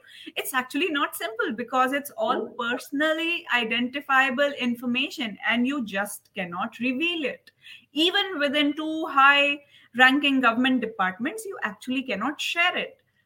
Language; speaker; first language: English; non-native, local second language; Hindi